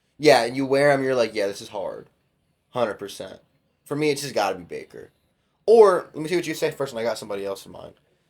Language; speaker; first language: English; native; English